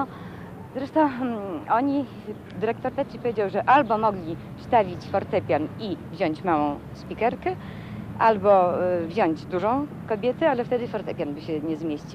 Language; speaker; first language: Polish; native; Polish